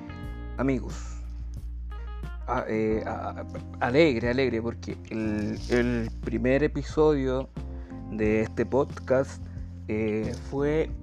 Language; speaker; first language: Spanish; native; Spanish